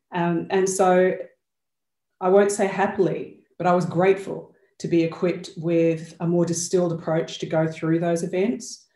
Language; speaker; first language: English; native; English